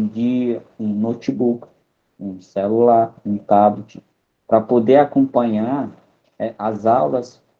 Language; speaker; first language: Portuguese; non-native, local second language; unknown